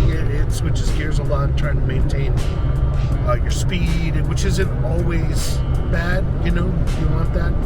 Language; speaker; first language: English; native; English